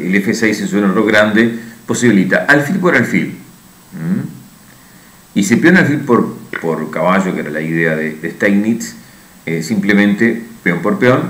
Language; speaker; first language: Spanish; native; Spanish